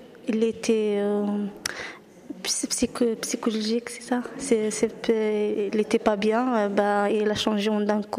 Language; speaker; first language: French; non-native, learner; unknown